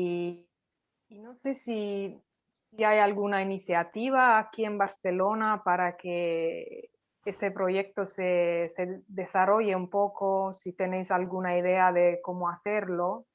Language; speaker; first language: Spanish; non-native, fluent; Italian